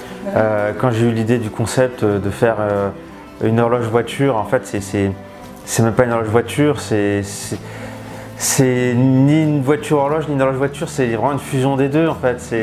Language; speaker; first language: French; native; French